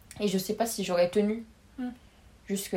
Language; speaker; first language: French; native; French